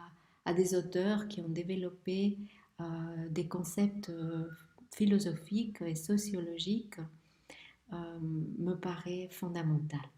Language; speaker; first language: French; non-native, fluent; Spanish